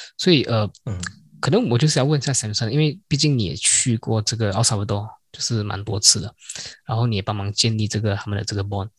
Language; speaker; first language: Chinese; native; Chinese